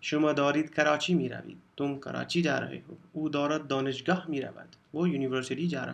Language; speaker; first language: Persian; non-native, fluent; Urdu